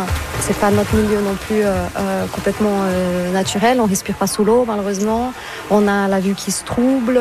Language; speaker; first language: French; non-native, fluent; Portuguese